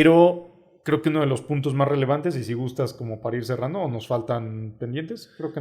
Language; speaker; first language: Spanish; native; Spanish